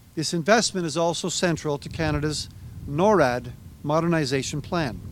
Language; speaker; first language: English; native; English